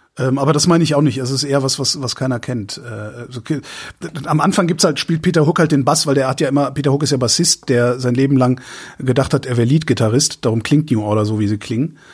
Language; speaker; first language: German; native; German